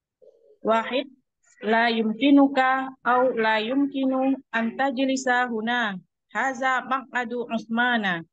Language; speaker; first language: Arabic; non-native, learner; Indonesian